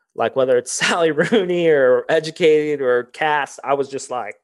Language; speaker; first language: English; native; English